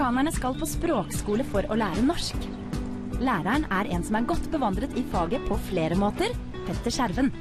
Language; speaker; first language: Norwegian; native; Norwegian